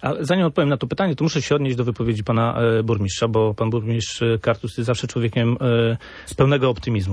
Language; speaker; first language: Polish; native; Polish